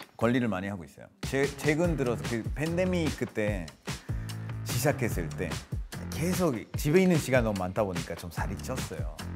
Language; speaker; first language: Korean; non-native, fluent; Spanish